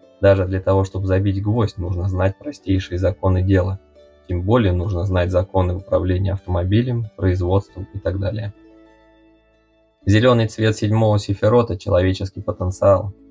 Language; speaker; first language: Russian; native; Russian